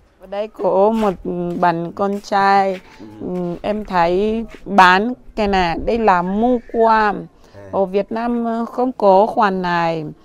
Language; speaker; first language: Vietnamese; non-native, learner; Portuguese